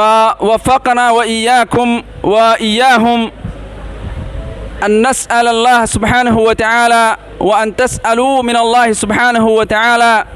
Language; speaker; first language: Arabic; non-native, learner; Rohingya